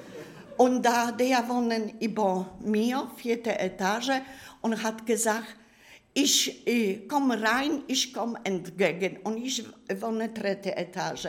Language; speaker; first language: German; non-native, learner; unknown